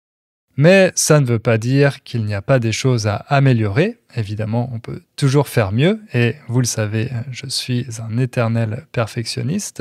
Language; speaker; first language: French; native; French